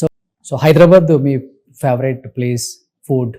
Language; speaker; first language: Telugu; native; Telugu